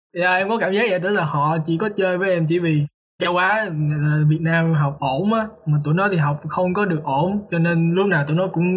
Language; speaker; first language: Vietnamese; native; Vietnamese